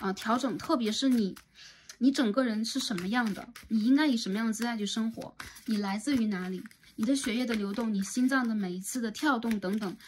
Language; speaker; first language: Chinese; native; Chinese